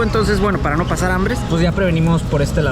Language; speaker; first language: Spanish; native; Spanish